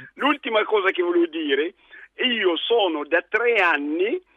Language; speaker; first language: Italian; non-native, fluent; Arabic